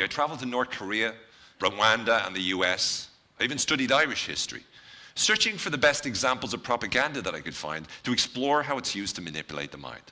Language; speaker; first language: English; native; English